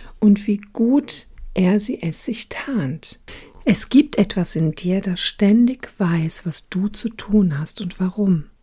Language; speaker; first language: German; early bilingual, other home language; Croatian